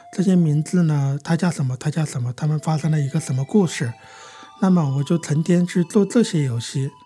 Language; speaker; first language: Chinese; native; Chinese